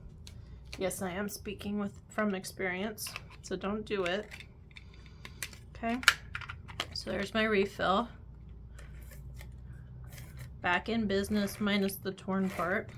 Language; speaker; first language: English; native; English